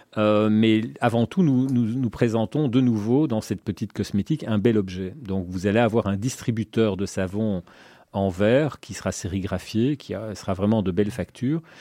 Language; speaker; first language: French; native; French